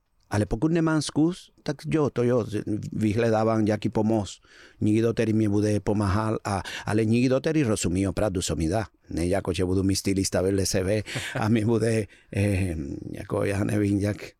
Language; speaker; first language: Czech; non-native, fluent; Spanish